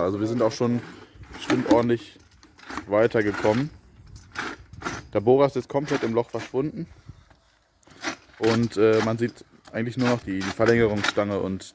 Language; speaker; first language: German; native; German